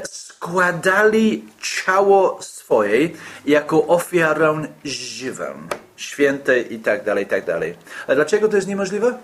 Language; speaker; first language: Polish; non-native, fluent; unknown